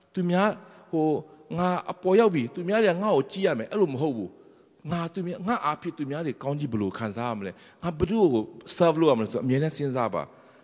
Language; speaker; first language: Burmese; non-native, local second language; Tedim Chin